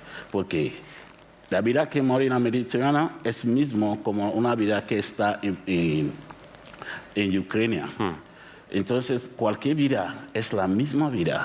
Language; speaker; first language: Spanish; non-native, learner; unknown